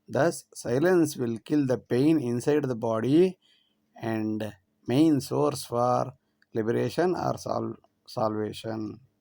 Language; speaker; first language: English; non-native, local second language; Kannada